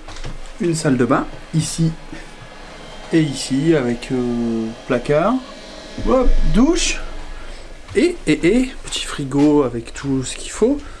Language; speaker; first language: French; native; French